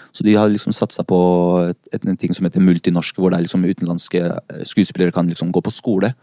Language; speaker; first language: Norwegian; early bilingual, other home language; Spanish